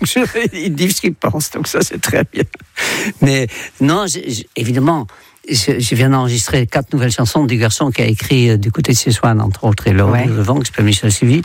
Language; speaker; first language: French; non-native, fluent; Dutch